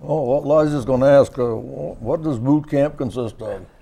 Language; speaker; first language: English; native; English